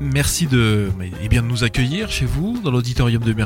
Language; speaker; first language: French; native; French